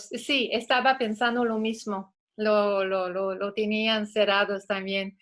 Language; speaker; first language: Spanish; non-native, fluent; French